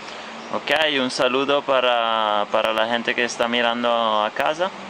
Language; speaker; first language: Spanish; non-native, fluent; Italian